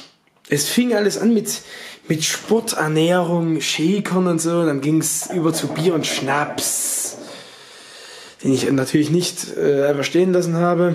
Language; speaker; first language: German; native; German